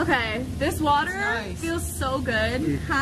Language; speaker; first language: English; native; English